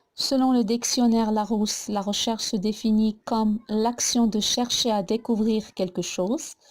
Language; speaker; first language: French; non-native, local second language; Arabic